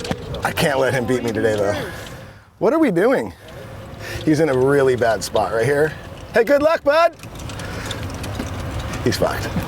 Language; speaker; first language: English; native; English